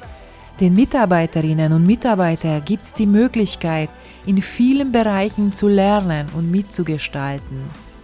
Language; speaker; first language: German; non-native, fluent; Hungarian